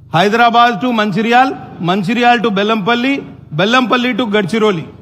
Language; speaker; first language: Hindi; non-native, local second language; Telugu